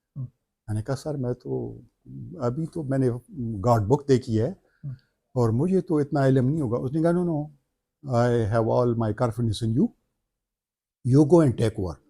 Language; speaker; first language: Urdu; non-native, local second language; Pashto